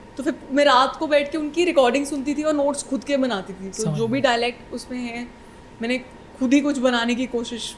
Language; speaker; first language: Hindi; native; Hindi